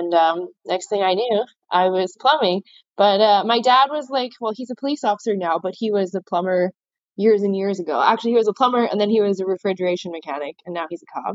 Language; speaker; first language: English; native; English